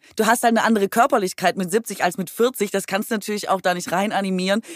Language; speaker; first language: German; native; German